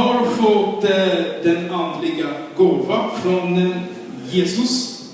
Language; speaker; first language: Swedish; non-native, fluent; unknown